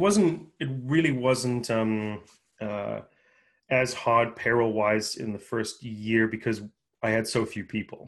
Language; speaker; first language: English; native; English